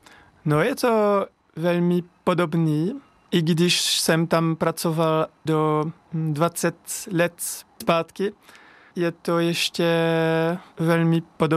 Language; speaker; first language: Czech; non-native, learner; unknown